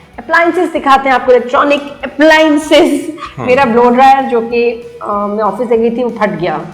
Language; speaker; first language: Urdu; native; Urdu